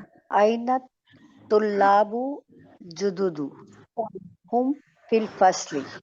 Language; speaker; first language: Arabic; non-native, learner; Urdu